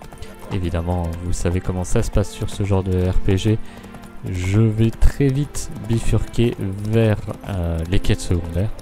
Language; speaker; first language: French; native; French